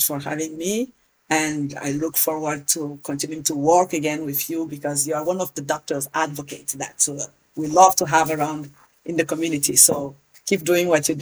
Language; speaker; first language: English; non-native, fluent; Hausa